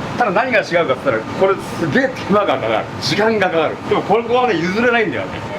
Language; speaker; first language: Japanese; native; Japanese